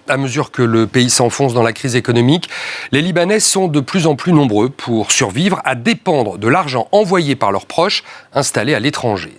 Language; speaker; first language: French; native; French